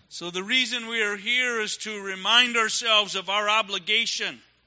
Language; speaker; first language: English; native; English